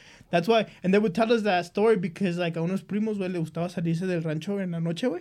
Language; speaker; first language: English; early bilingual, other home language; Spanish